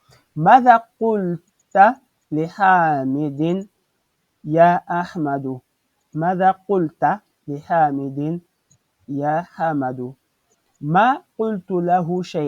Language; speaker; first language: Arabic; non-native, fluent; French